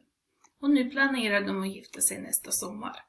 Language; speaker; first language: Swedish; non-native, fluent; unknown